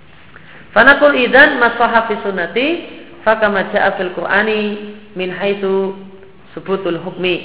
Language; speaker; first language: Arabic; non-native, fluent; Indonesian